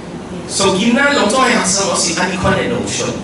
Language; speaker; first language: Filipino; non-native, local second language; Min Nan Chinese